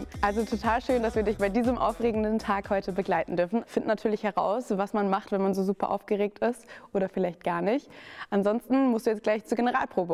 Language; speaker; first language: German; native; German